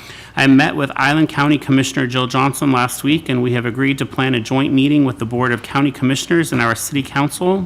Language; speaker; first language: English; native; English